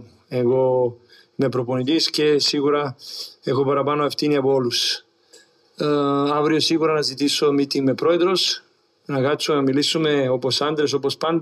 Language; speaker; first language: Greek; non-native, learner; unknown